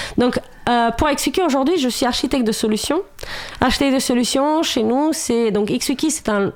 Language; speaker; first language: French; non-native, fluent; Romanian